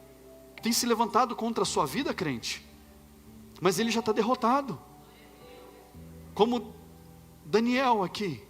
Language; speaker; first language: Portuguese; native; Portuguese